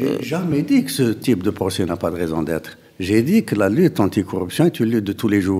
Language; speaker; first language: French; non-native, local second language; Arabic